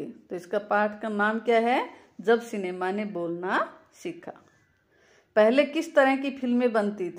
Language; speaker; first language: Hindi; native; Hindi